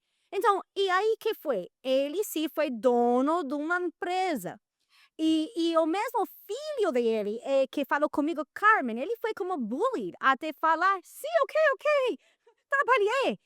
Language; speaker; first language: Portuguese; non-native, fluent; Spanish